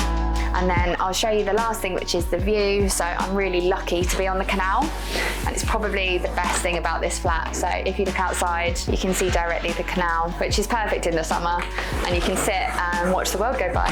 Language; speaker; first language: English; native; English